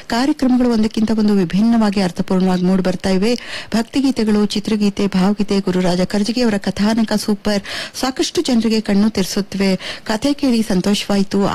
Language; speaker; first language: Kannada; native; Kannada